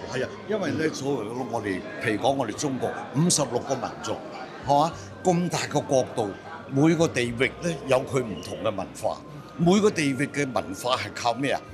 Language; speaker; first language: Cantonese; non-native, local second language; Hakka Chinese